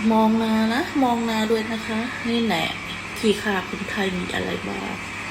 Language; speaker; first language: Thai; non-native, fluent; Khmer